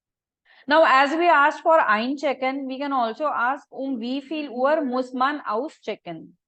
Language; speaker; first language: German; non-native, fluent; Marathi